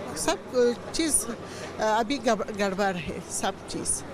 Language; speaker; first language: Hindi; non-native, learner; Persian